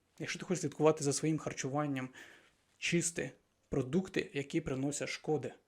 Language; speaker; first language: Ukrainian; non-native, local second language; Russian